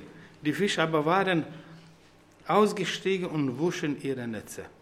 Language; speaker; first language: German; non-native, fluent; Croatian